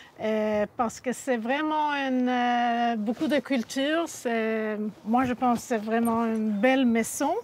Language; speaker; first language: French; non-native, learner; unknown